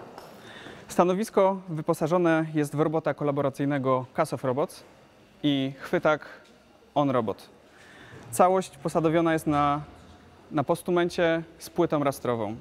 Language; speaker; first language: Polish; native; Polish